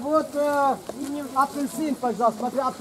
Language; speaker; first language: Russian; non-native, learner; Arabic